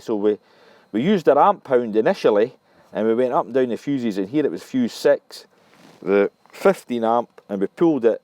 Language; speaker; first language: English; native; English